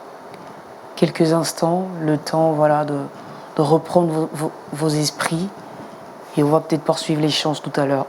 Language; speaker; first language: French; native; French